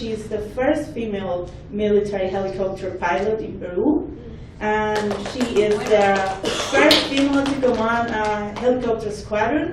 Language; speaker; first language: English; non-native, fluent; Spanish